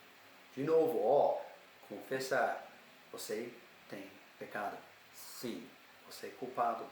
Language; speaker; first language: Portuguese; non-native, learner; English